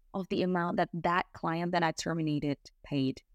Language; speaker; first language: English; non-native, fluent; Indonesian